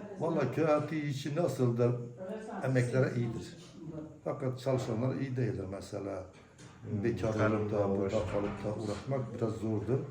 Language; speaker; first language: Turkish; non-native, local second language; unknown